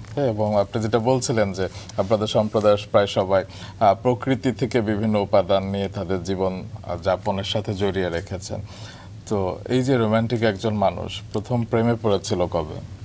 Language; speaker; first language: Bangla; native; Bangla